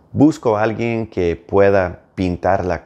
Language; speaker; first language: Spanish; non-native, fluent; English